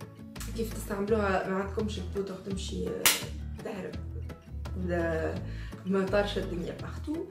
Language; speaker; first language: Arabic; native; Arabic